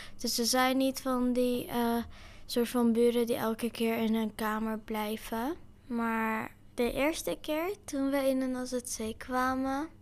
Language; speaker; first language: Dutch; early bilingual, other home language; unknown